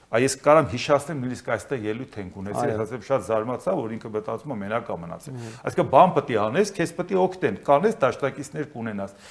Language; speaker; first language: Armenian; native; Armenian